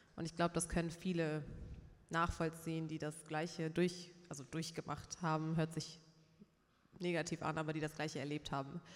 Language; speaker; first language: German; early bilingual, other home language; Persian